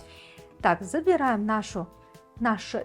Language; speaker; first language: Russian; non-native, fluent; Bulgarian